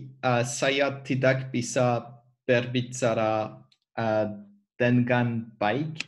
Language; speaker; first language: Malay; non-native, learner; French